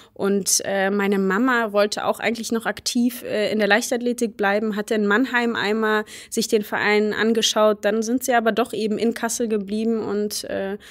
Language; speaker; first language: German; early bilingual, other home language; Polish